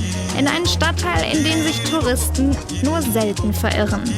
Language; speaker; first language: German; native; German